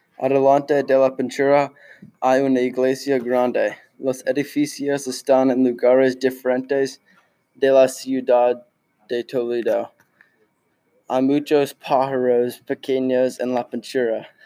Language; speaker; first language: Spanish; non-native, learner; English